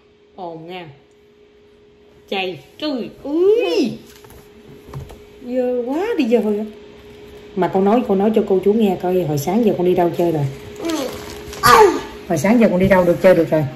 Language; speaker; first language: Vietnamese; native; Vietnamese